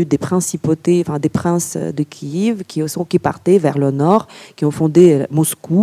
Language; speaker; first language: French; non-native, fluent; Ukrainian